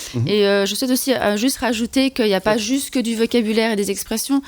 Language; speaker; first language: French; native; French